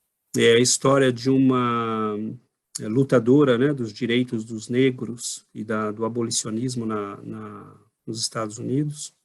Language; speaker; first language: Portuguese; native; Portuguese